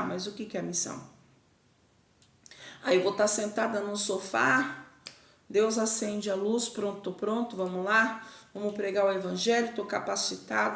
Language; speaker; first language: Portuguese; native; Portuguese